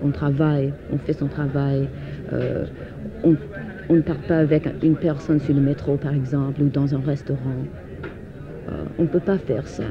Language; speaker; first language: French; non-native, fluent; English